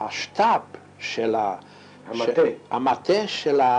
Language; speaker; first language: Hebrew; non-native, fluent; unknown